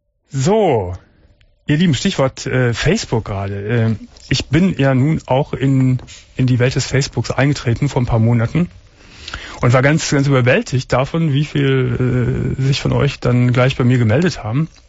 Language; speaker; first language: German; native; German